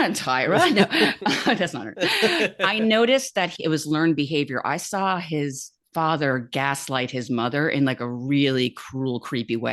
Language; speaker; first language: English; native; English